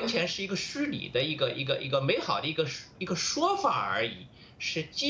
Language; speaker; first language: Chinese; native; Chinese